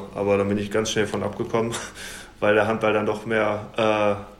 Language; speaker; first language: German; native; German